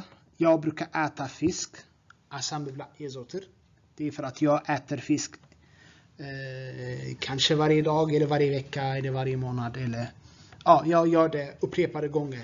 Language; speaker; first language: Swedish; non-native, fluent; Tigrinya